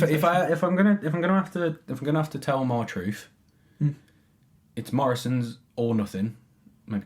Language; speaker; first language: English; native; English